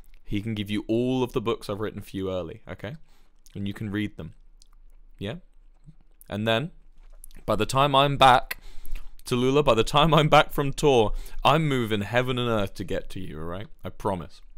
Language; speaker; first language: English; native; English